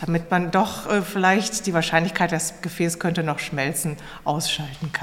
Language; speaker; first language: German; native; German